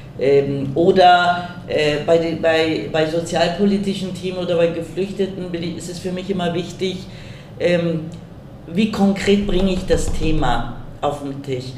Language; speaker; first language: German; early bilingual, other home language; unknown